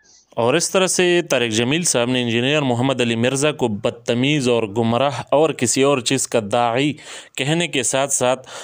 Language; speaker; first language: Urdu; native; Urdu